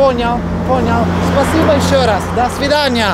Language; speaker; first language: Russian; non-native, learner; Italian